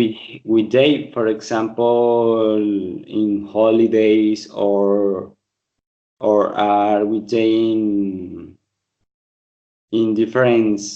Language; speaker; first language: English; non-native, learner; Spanish